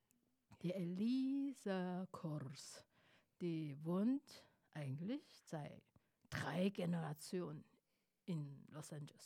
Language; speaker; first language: German; non-native, fluent; Chinese